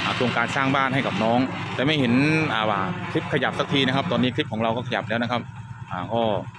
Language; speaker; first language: Thai; non-native, local second language; Northeastern Thai